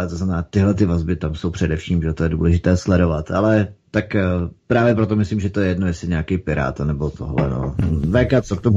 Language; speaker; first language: Czech; native; Czech